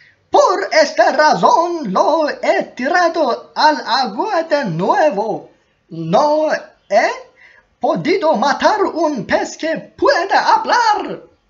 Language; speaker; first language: Spanish; non-native, learner; Turkish